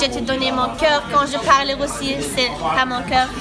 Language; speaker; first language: French; non-native, learner; Turkish